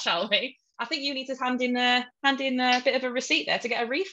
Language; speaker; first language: English; native; English